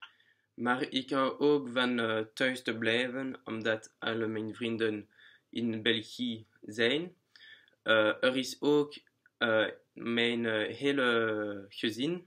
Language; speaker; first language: Dutch; non-native, learner; French